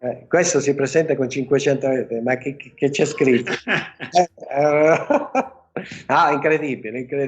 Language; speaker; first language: Italian; native; Italian